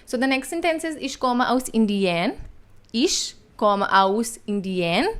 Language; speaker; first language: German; non-native, fluent; Hindi